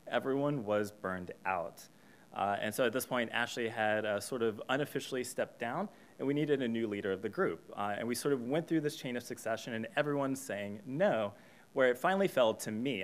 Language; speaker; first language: English; native; English